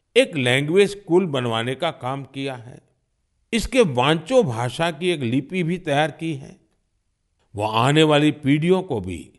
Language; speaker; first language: Hindi; non-native, local second language; Gujarati